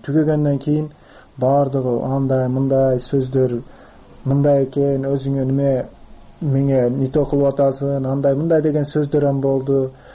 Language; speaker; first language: Kyrgyz; non-native, local second language; Uzbek